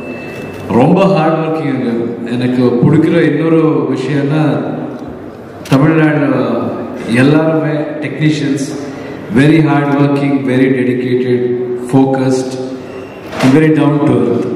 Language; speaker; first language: Tamil; non-native, learner; Kannada